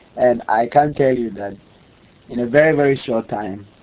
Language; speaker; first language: English; non-native, local second language; Akan